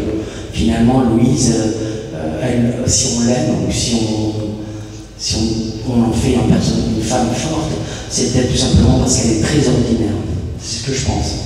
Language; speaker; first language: French; native; French